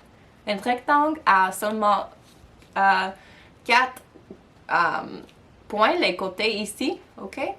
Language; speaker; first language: French; non-native, local second language; English